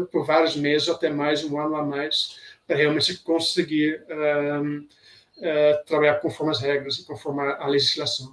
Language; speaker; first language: Portuguese; non-native, fluent; Dutch